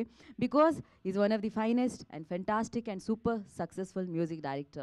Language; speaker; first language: Telugu; native; Telugu